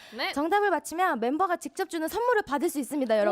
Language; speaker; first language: Korean; native; Korean